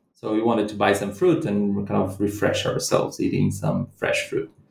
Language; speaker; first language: English; non-native, fluent; Portuguese